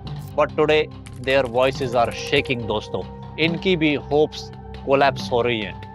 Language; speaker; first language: Hindi; native; Hindi